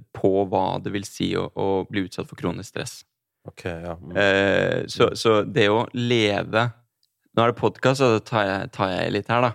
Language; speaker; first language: Norwegian; native; Norwegian